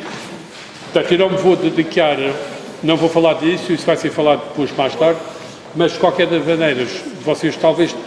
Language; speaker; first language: Portuguese; native; Portuguese